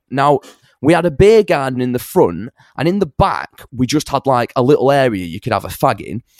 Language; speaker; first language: English; native; English